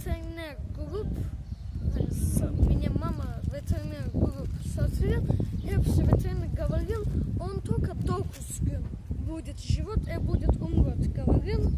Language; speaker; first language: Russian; non-native, learner; Turkish